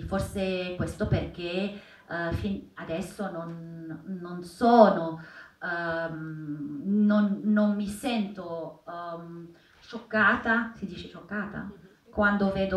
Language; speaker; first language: Italian; non-native, fluent; Arabic